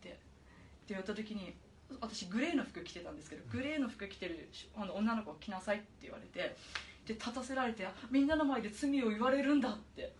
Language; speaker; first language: Japanese; native; Japanese